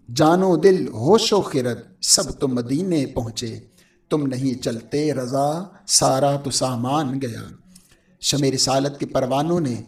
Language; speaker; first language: Urdu; native; Urdu